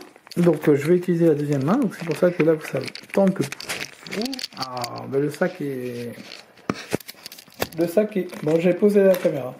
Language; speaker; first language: French; native; French